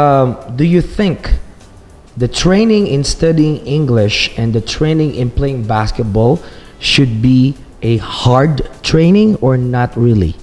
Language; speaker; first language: English; non-native, local second language; Filipino